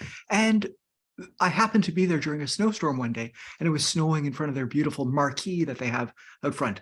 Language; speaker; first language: English; native; English